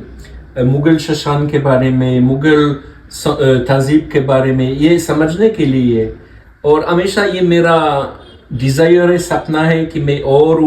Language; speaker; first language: Hindi; non-native, learner; French